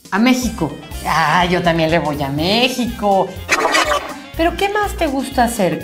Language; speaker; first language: Spanish; native; Spanish